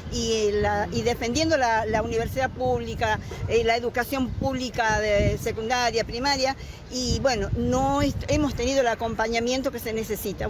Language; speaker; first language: Spanish; native; Spanish